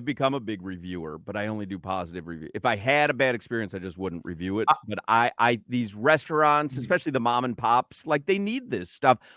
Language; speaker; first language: English; native; English